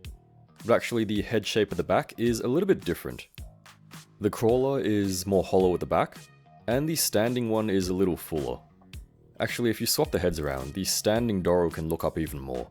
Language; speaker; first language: English; native; English